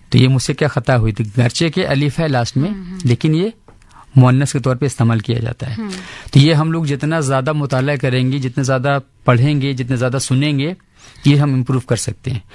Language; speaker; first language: Urdu; native; Urdu